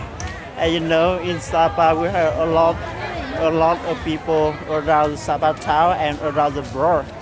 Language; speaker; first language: English; non-native, learner; Hmong